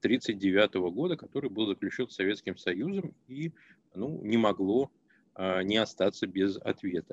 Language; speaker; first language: Russian; native; Russian